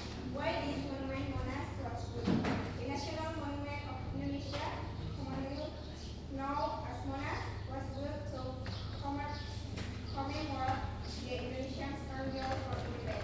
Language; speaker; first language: English; non-native, learner; Indonesian